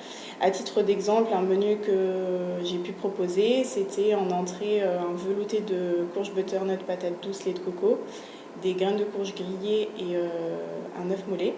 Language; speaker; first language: French; native; French